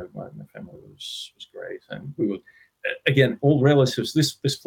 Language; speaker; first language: English; non-native, fluent; Russian